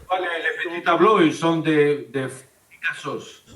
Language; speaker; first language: French; non-native, learner; Spanish